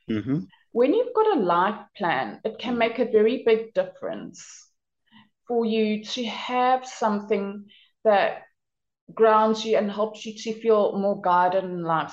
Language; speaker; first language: English; native; English